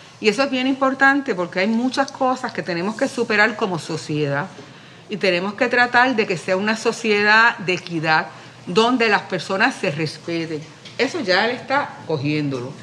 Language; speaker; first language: Spanish; native; Spanish